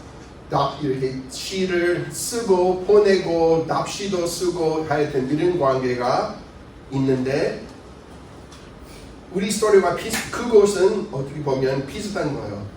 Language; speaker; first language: Korean; non-native, fluent; English